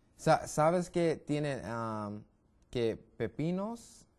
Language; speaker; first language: Spanish; non-native, learner; English